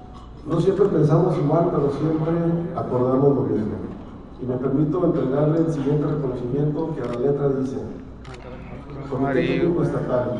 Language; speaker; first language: Spanish; native; Spanish